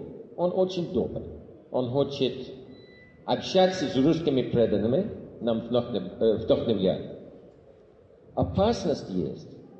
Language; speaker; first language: Russian; non-native, fluent; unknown